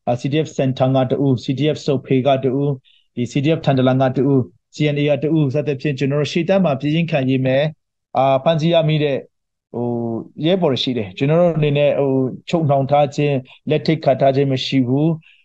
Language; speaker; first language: Burmese; non-native, local second language; Hakha Chin